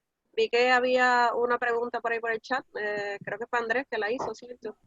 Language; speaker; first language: Spanish; native; Spanish